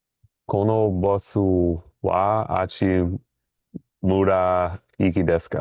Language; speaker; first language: Japanese; non-native, learner; English